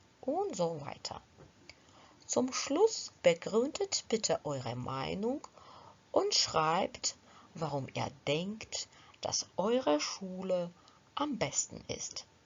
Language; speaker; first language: German; non-native, fluent; Ukrainian